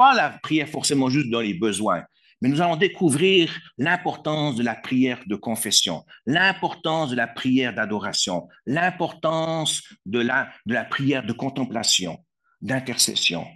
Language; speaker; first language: French; native; French